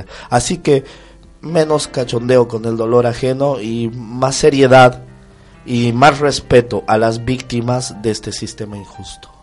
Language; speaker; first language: Spanish; native; Spanish